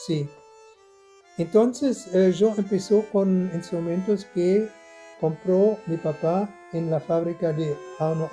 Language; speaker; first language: Spanish; non-native, learner; German